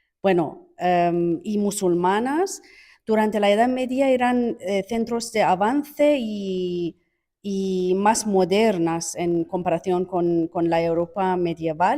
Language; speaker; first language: Spanish; non-native, fluent; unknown